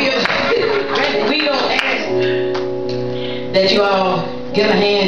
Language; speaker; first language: English; native; English